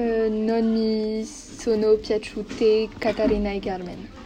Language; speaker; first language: Italian; non-native, learner; French